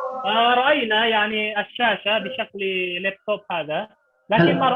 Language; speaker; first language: Arabic; non-native, fluent; Indonesian